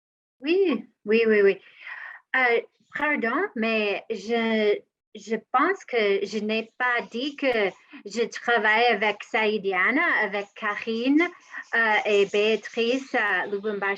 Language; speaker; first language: French; non-native, learner; English